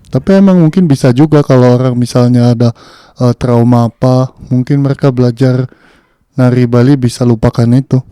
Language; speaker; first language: Indonesian; early bilingual, heritage; Indonesian